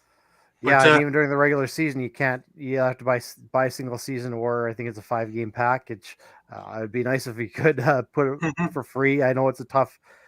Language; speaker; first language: English; native; English